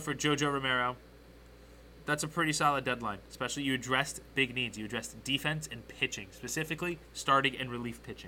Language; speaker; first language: English; native; English